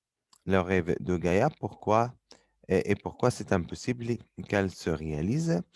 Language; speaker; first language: French; non-native, fluent; Arabic